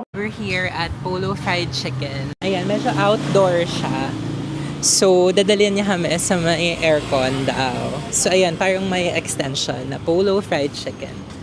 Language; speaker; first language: Filipino; native; Filipino